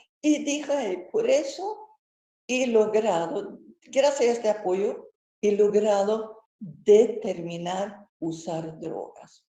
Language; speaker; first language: Spanish; non-native, fluent; Swedish